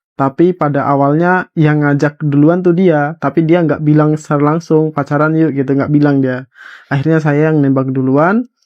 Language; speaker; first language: Indonesian; native; Indonesian